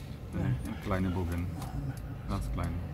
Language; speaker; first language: German; non-native, learner; Bangla